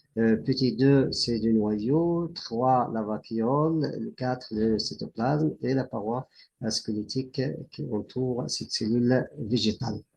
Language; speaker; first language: French; non-native, local second language; Arabic